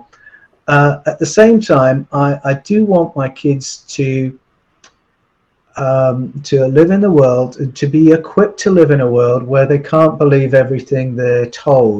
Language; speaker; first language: English; native; English